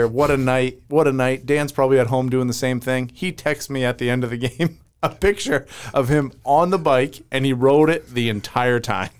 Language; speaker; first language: English; native; English